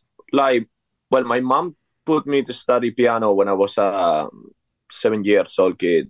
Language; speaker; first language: English; non-native, fluent; Spanish